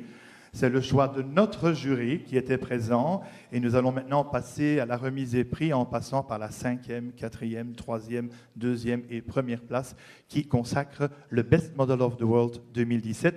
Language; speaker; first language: French; native; French